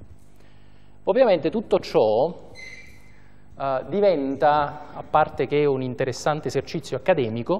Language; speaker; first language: Italian; native; Italian